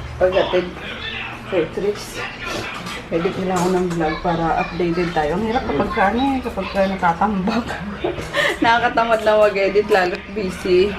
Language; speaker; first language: Filipino; native; Filipino